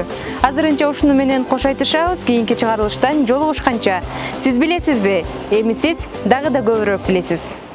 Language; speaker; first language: Kyrgyz; native; Kyrgyz